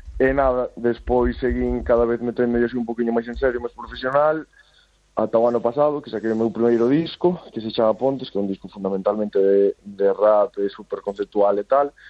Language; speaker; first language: Galician; native; Galician